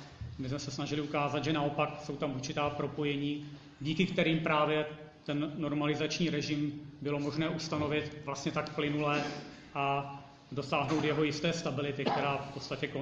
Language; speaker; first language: Czech; native; Czech